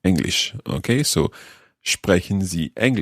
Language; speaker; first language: German; non-native, learner; English